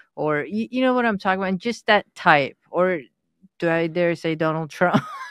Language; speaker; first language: English; non-native, fluent; Persian